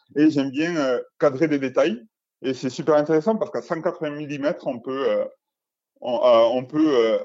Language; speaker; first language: French; native; French